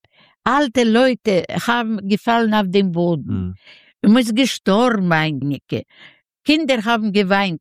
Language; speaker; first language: German; non-native, fluent; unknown